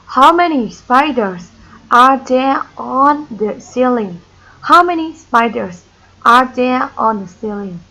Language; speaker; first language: English; non-native, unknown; Thai